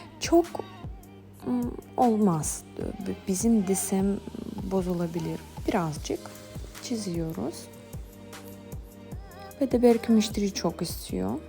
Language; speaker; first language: Turkish; non-native, fluent; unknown